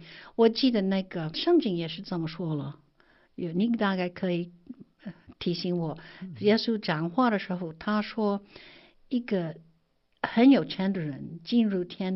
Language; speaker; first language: Chinese; non-native, fluent; English